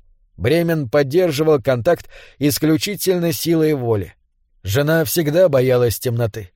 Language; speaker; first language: Russian; native; Russian